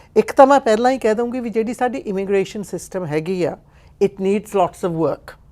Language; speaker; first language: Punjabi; early bilingual, other home language; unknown